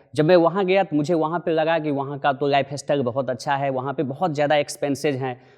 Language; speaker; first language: Hindi; non-native, local second language; Maithili